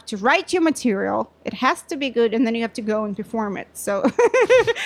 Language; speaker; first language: English; non-native, fluent; Russian